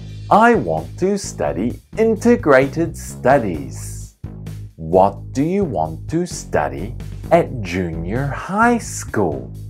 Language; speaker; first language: English; native; English